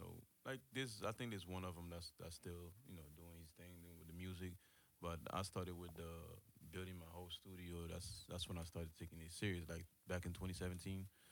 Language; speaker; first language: English; early bilingual, other home language; Haitian Creole